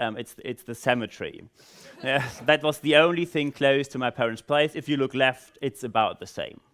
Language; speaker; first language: English; non-native, fluent; German